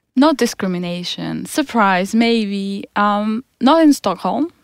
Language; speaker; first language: English; non-native, fluent; Czech